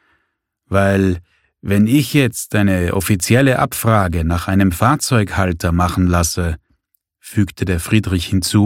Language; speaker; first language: German; native; German